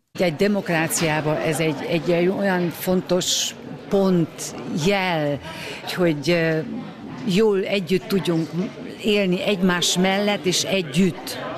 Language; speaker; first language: Hungarian; early bilingual, heritage; Hungarian